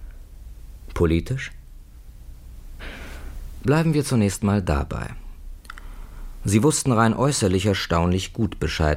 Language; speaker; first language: German; native; German